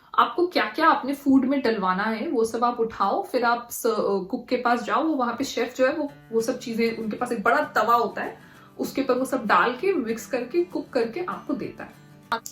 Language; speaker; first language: Hindi; native; Hindi